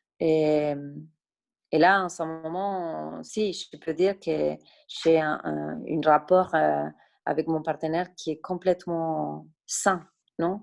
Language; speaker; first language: French; non-native, fluent; Spanish